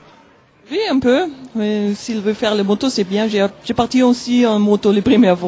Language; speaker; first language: French; non-native, learner; German